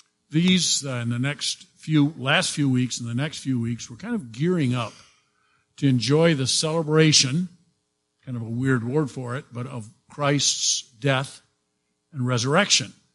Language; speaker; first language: English; native; English